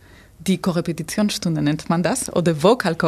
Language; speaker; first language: German; non-native, fluent; Spanish